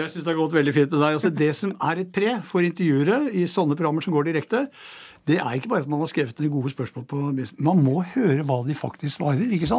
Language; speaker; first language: Norwegian; native; Norwegian